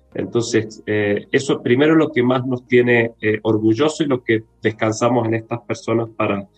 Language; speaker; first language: Spanish; native; Spanish